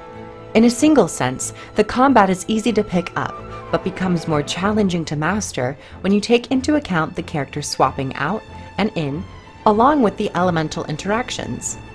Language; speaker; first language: English; native; English